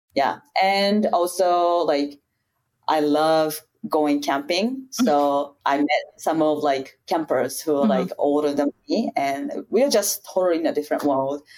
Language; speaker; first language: English; non-native, fluent; Japanese